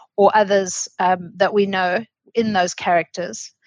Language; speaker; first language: English; native; English